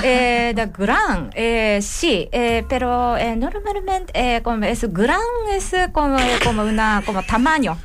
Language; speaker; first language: Catalan; non-native, learner; Japanese